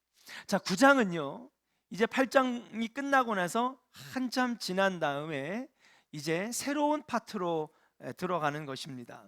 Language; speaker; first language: Korean; native; Korean